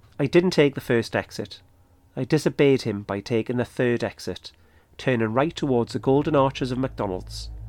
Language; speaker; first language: English; native; English